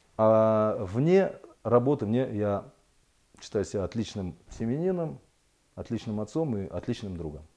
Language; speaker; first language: Russian; native; Russian